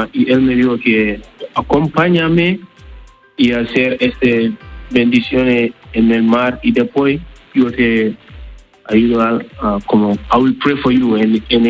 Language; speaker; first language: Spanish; non-native, learner; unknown